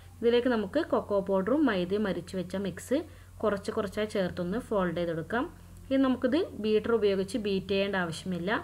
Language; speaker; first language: Malayalam; native; Malayalam